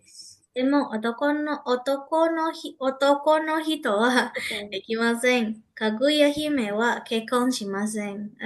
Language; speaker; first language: Japanese; non-native, learner; Indonesian